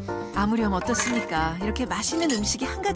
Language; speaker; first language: Korean; native; Korean